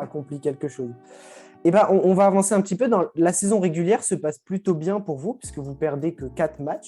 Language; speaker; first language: French; native; French